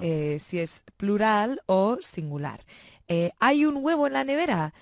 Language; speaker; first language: Spanish; native; Spanish